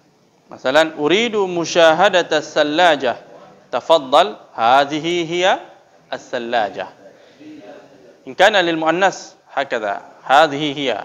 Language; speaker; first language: Arabic; non-native, fluent; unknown